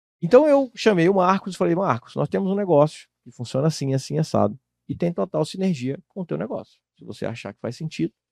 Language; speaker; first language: Portuguese; native; Portuguese